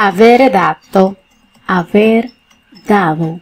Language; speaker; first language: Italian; non-native, learner; Spanish